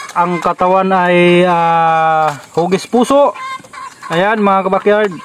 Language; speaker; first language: Filipino; non-native, local second language; Cebuano